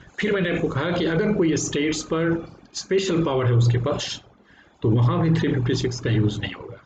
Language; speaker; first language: Hindi; native; Hindi